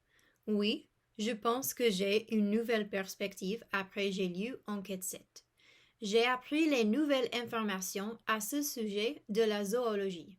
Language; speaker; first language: French; non-native, fluent; English